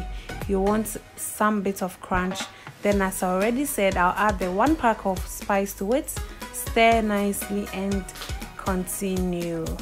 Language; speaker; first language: English; non-native, local second language; Akan